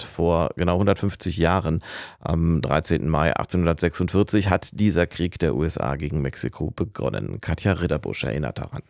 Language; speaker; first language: German; native; German